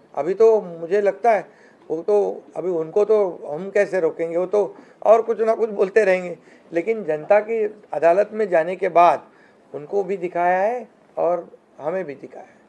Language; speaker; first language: Hindi; non-native, local second language; Marathi